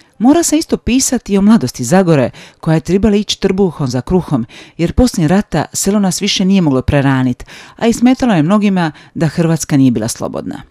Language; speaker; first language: Croatian; native; Croatian